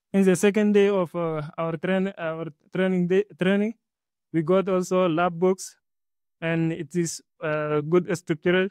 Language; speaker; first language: English; non-native, learner; Arabic